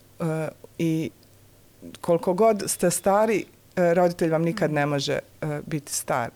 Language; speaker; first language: Bosnian; native; Bosnian